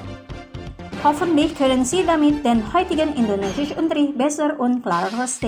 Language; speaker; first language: German; non-native, fluent; Indonesian